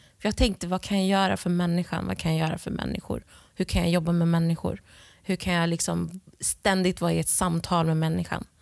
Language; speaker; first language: Swedish; early bilingual, other home language; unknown